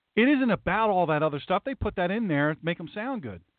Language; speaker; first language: English; native; English